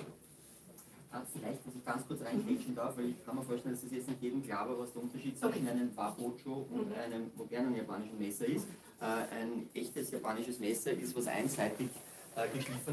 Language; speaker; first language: German; native; German